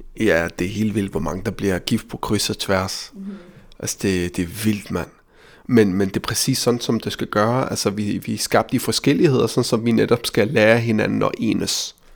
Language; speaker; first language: Danish; early bilingual, other home language; Riffian